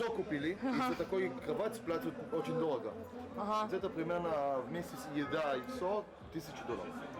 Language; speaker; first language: Russian; non-native, learner; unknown